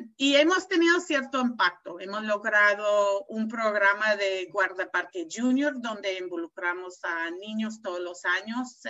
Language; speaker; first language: Spanish; non-native, fluent; English